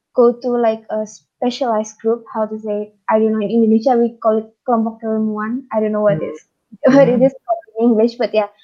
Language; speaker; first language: English; non-native, fluent; Indonesian